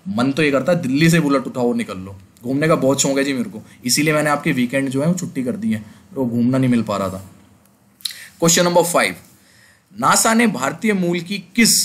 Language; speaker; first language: Hindi; native; Hindi